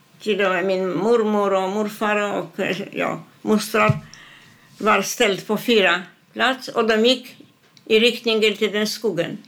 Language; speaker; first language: Swedish; non-native, fluent; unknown